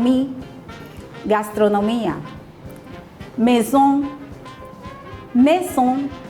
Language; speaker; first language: French; non-native, fluent; Spanish